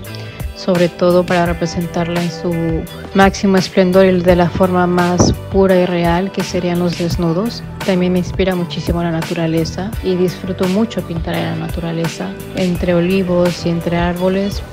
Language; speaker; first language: Spanish; native; Spanish